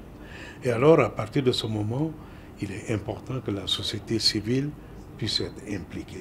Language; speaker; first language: French; non-native, local second language; Wolof